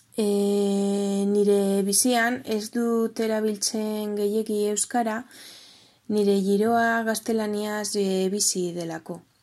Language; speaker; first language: Basque; non-native, local second language; Spanish